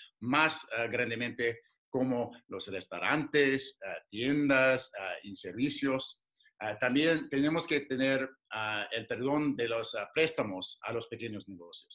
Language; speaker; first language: Spanish; non-native, fluent; English